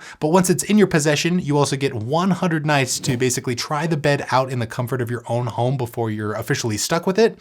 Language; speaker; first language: English; native; English